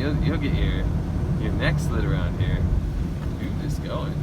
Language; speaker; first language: English; native; English